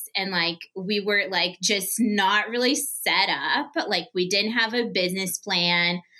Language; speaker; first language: English; early bilingual, other home language; Portuguese